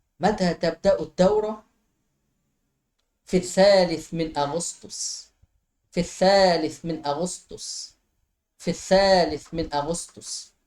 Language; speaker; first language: Arabic; non-native, fluent; Bangla